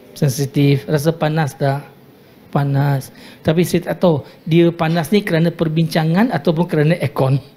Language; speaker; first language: Malay; non-native, local second language; Tamil